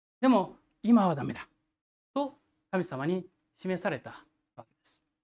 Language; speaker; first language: Japanese; native; Japanese